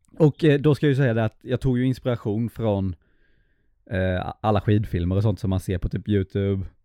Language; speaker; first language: Swedish; native; Swedish